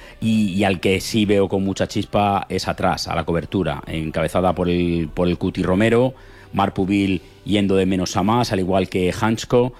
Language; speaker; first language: Spanish; native; Spanish